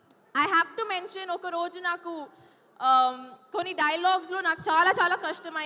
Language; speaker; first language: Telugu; non-native, fluent; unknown